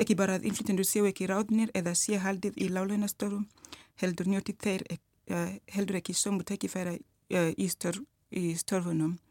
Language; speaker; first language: Icelandic; non-native, learner; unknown